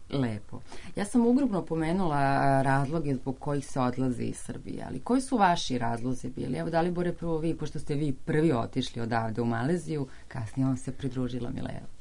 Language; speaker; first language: Serbian; native; Serbian